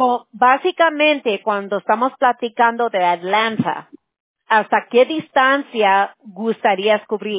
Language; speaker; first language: Spanish; early bilingual, heritage; Spanish